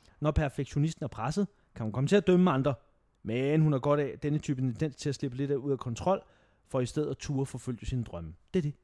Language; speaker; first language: Danish; native; Danish